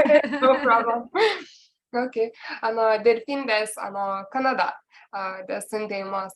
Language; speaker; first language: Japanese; non-native, learner; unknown